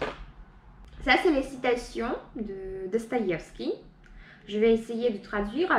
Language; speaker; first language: French; non-native, fluent; Russian